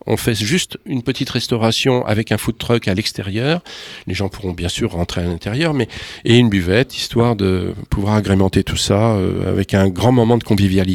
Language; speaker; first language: French; native; French